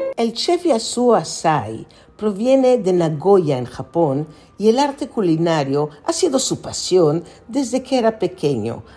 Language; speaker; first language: Spanish; native; Spanish